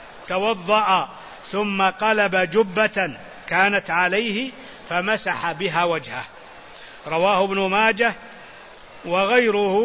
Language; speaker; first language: Arabic; native; Arabic